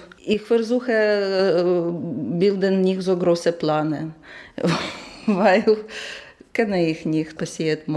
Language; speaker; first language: German; non-native, learner; Ukrainian